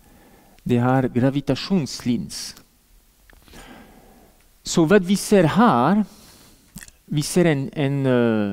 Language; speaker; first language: Swedish; non-native, fluent; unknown